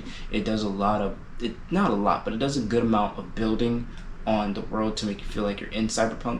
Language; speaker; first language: English; native; English